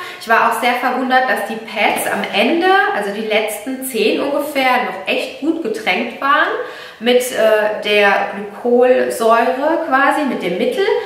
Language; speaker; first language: German; early bilingual, other home language; Italian